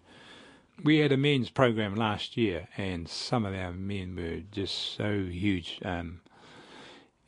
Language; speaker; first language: English; native; English